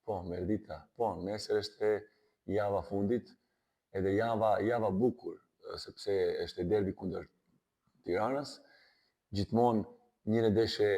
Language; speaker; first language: Albanian; non-native, learner; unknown